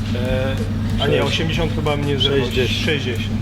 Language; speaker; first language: Polish; native; Polish